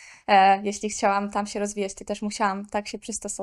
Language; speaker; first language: Polish; native; Polish